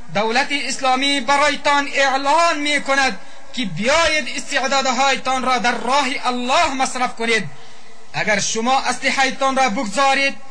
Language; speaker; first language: Persian; non-native, local second language; Pashto